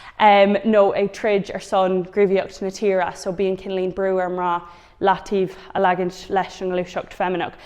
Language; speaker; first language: Irish; non-native, local second language; English